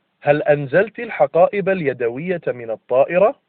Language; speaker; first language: Arabic; non-native, fluent; English